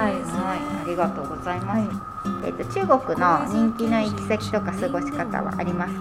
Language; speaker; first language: Japanese; native; Japanese